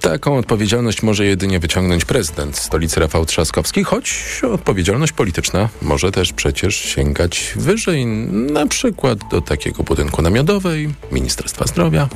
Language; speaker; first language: Polish; native; Polish